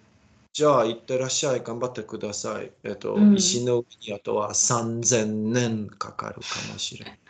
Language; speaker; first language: Japanese; non-native, learner; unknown